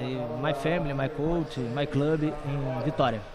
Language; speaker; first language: English; non-native, learner; Portuguese